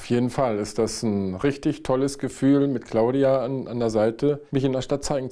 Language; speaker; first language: German; native; German